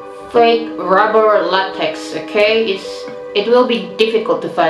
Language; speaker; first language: English; non-native, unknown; Indonesian